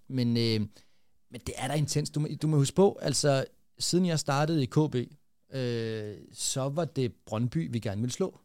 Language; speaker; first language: Danish; native; Danish